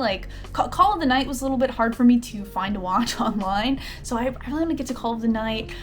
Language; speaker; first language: English; native; English